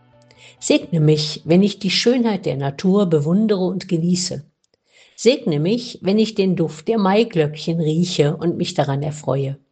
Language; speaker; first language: German; native; German